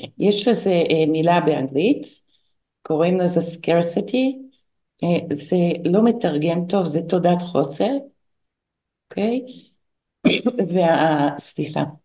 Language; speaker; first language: Hebrew; non-native, fluent; English